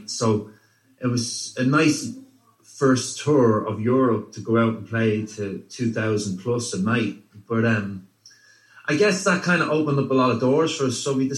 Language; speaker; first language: English; native; English